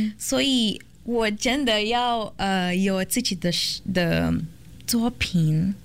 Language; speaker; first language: Chinese; non-native, learner; Portuguese